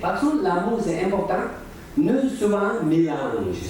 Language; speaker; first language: French; non-native, learner; Tibetan